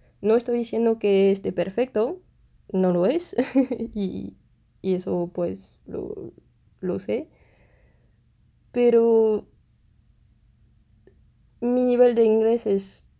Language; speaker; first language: Spanish; non-native, fluent; French